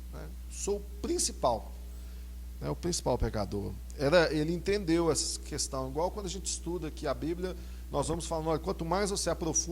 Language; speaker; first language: Portuguese; native; Portuguese